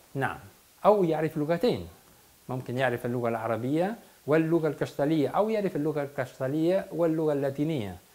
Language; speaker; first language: Arabic; non-native, fluent; Spanish